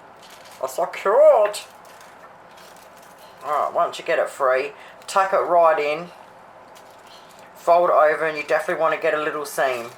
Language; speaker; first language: English; native; English